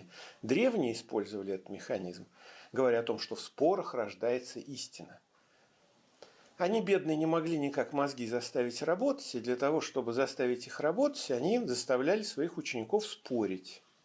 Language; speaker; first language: Russian; native; Russian